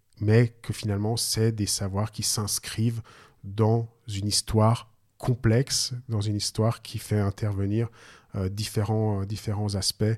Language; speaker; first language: French; native; French